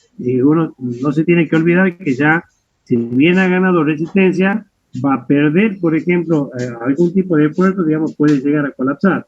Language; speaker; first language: Spanish; native; Spanish